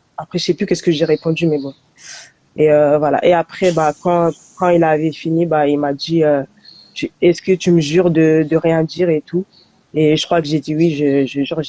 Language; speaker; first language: French; early bilingual, other home language; Soninke